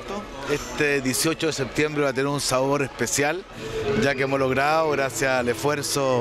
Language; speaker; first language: Spanish; native; Spanish